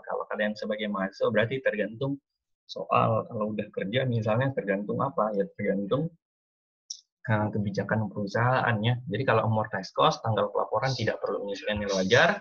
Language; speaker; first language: Indonesian; native; Indonesian